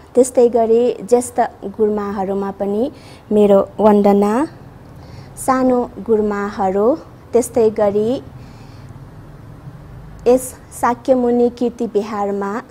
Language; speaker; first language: Nepali; non-native, local second language; Newari